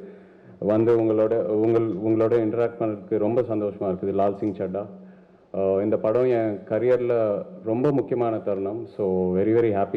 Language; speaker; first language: Tamil; non-native, local second language; Telugu